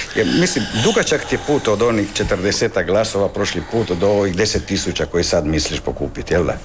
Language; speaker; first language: Serbian; non-native, local second language; Italian